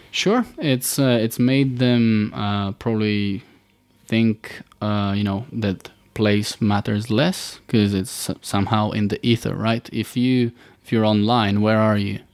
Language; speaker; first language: English; non-native, fluent; Bulgarian